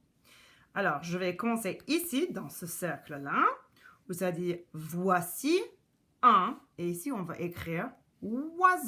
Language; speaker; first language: French; non-native, local second language; English